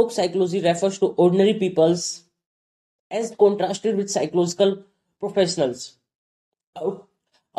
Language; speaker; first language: English; non-native, local second language; Hindi